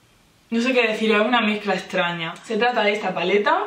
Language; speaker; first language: Spanish; native; Spanish